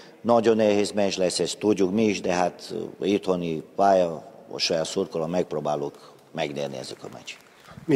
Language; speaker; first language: Hungarian; non-native, learner; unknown